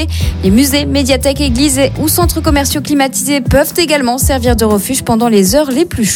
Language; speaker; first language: French; native; French